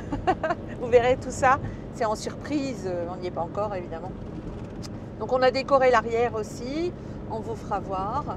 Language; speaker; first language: French; native; French